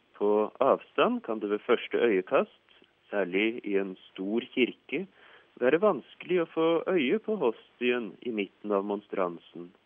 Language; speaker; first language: Norwegian; native; Norwegian